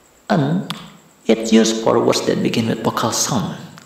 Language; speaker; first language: English; non-native, fluent; Indonesian